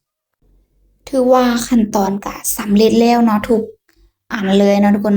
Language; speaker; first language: Thai; non-native, local second language; Lao